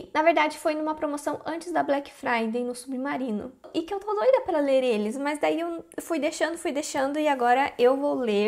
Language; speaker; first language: Portuguese; native; Portuguese